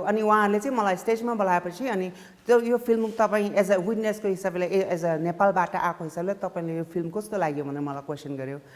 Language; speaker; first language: Nepali; non-native, local second language; Sherpa